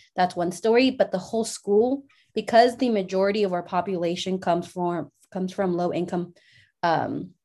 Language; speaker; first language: English; early bilingual, other home language; Spanish